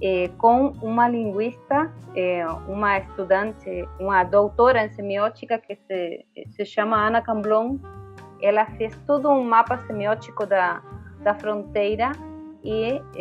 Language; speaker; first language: Portuguese; non-native, fluent; Spanish